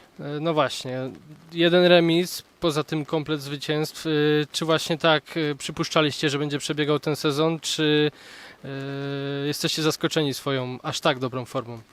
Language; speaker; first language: Polish; native; Polish